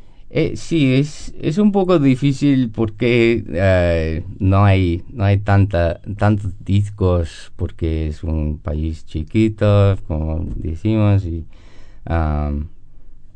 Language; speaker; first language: Spanish; non-native, learner; English